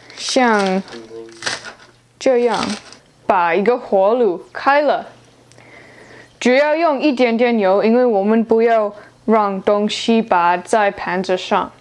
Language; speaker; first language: Chinese; non-native, learner; English